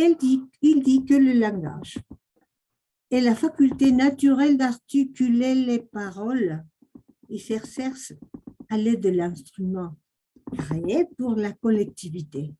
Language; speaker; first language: French; non-native, fluent; Spanish